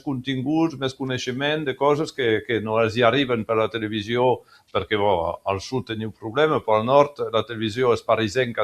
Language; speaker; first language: Catalan; early bilingual, heritage; French